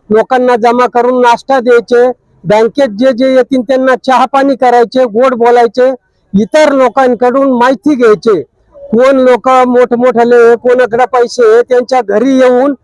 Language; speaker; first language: Marathi; native; Marathi